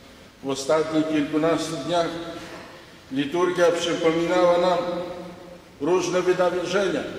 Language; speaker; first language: Polish; native; Polish